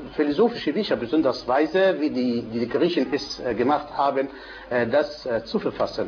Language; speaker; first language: German; non-native, fluent; Arabic